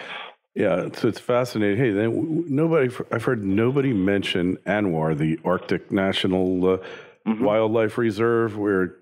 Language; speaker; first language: English; native; English